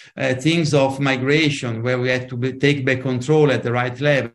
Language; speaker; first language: English; non-native, fluent; Italian